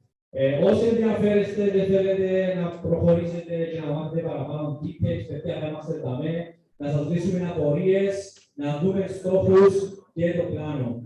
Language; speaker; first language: Greek; native; Greek